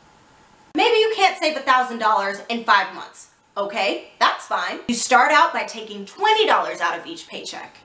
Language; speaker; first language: English; native; English